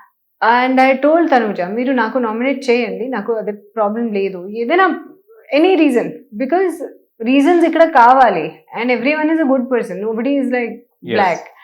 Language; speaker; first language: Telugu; non-native, learner; Hindi